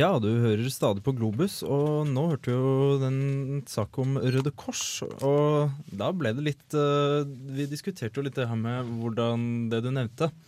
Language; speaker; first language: Norwegian; native; Norwegian